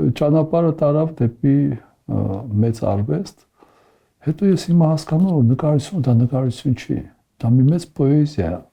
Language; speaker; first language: Armenian; early bilingual, heritage; Armenian